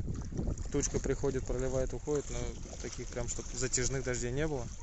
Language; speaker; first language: Russian; native; Russian